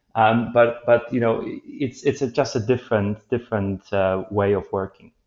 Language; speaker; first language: English; non-native, fluent; Polish